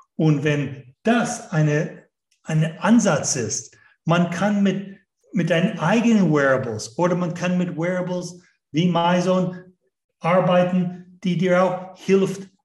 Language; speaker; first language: German; non-native, fluent; English